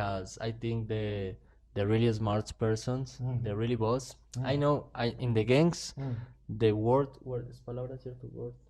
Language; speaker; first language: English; non-native, learner; Spanish